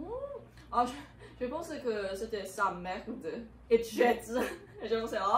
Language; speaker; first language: French; non-native, learner; English